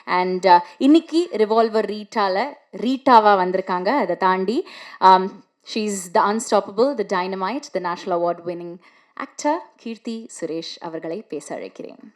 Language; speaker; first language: Tamil; native; Tamil